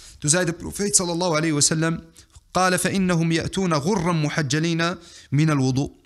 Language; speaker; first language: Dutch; early bilingual, other home language; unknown